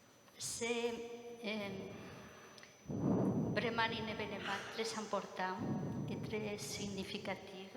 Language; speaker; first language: French; non-native, fluent; Spanish